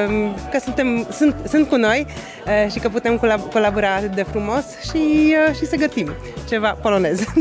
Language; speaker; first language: Romanian; non-native, fluent; Polish